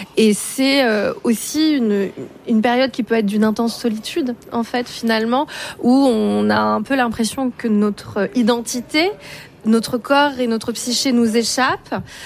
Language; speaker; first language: French; native; French